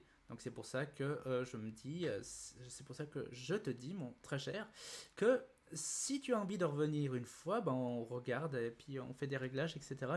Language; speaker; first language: French; native; French